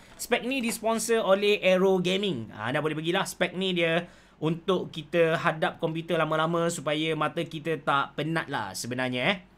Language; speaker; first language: Malay; native; Malay